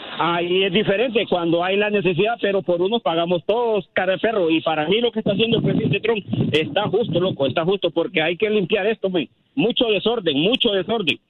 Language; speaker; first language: Spanish; native; Spanish